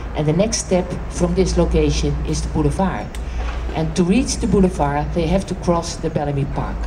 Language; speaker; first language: English; non-native, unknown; Dutch